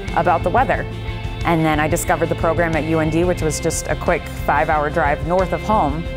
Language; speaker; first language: English; native; English